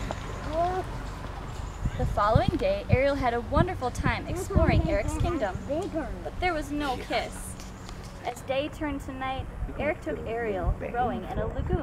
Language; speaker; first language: English; native; English